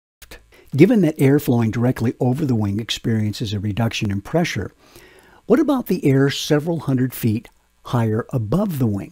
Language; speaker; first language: English; native; English